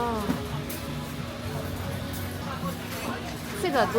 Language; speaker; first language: Chinese; non-native, learner; Japanese